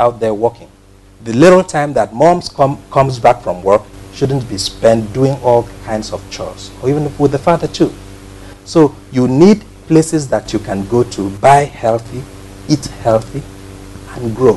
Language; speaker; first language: English; non-native, local second language; Ibibio